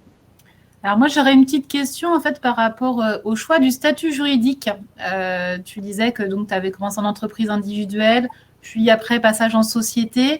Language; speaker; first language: French; native; French